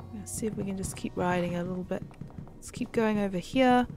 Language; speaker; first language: English; native; English